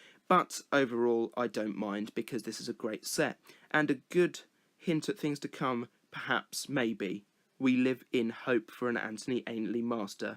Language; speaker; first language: English; native; English